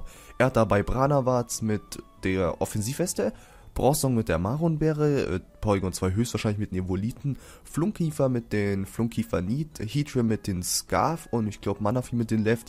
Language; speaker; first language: German; native; German